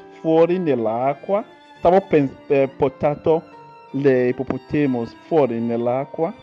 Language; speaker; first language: Italian; non-native, learner; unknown